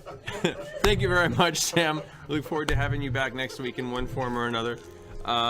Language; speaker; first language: English; native; English